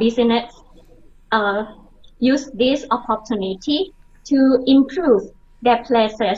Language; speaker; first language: English; non-native, learner; Thai